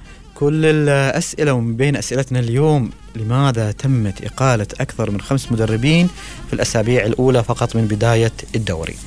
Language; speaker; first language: Arabic; native; Arabic